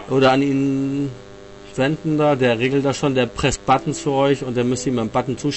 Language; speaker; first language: German; native; German